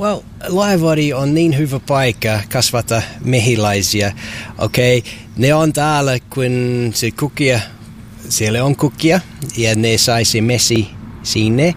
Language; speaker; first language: Finnish; non-native, learner; English